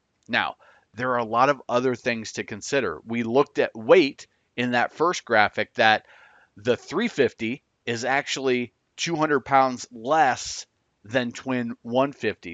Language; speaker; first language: English; native; English